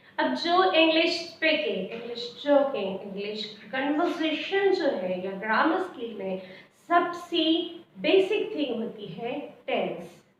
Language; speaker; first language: Hindi; non-native, local second language; Marathi